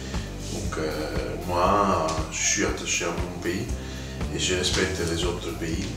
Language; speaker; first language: French; non-native, fluent; Italian